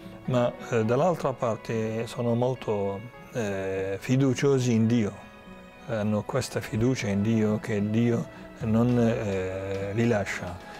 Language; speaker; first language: Italian; non-native, fluent; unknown